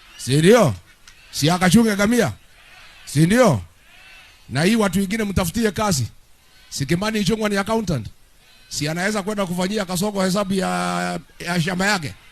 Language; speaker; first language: Swahili; non-native, local second language; Kikuyu